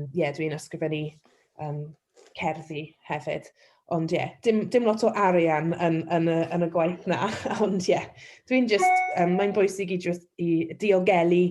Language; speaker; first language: Welsh; non-native, local second language; English